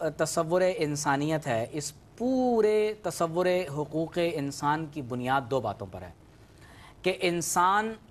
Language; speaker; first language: Urdu; native; Urdu